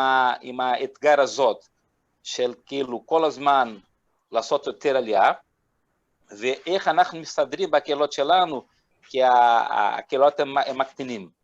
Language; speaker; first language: Hebrew; non-native, fluent; Portuguese